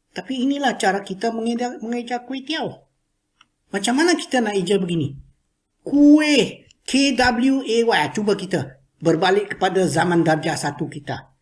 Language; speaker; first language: Malay; non-native, local second language; Chinese